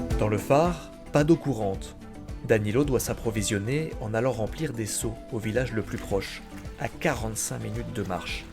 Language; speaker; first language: French; native; French